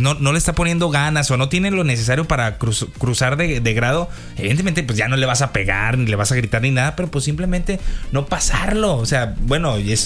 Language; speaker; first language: Spanish; native; Spanish